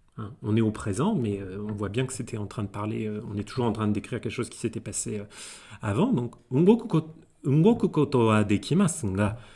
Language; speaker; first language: French; native; French